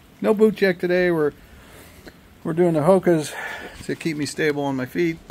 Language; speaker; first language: English; native; English